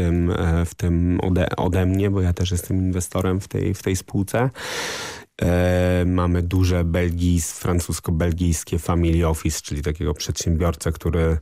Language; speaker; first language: Polish; native; Polish